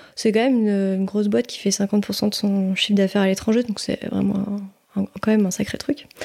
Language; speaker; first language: French; native; French